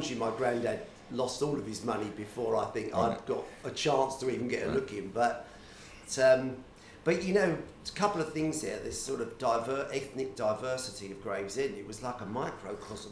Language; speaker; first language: English; native; English